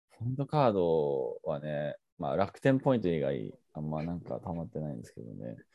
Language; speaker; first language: Japanese; non-native, fluent; English